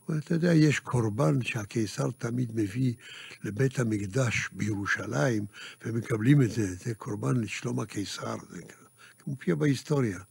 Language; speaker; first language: Hebrew; early bilingual, other home language; Yiddish